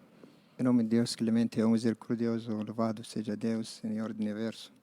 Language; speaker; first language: Portuguese; non-native, learner; Arabic